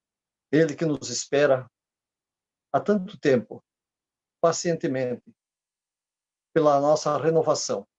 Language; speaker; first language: Portuguese; native; Portuguese